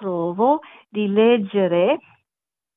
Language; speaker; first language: Italian; non-native, learner; English